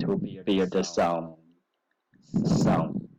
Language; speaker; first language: English; non-native, learner; Chinese